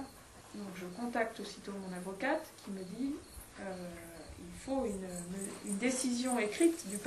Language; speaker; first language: French; native; French